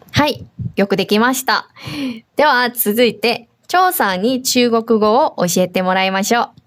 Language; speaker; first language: Japanese; non-native, fluent; Chinese